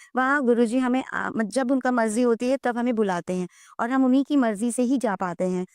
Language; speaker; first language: Hindi; non-native, local second language; Bangla